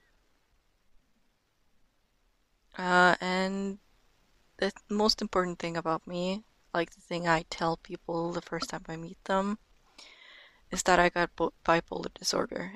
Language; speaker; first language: English; non-native, fluent; Norwegian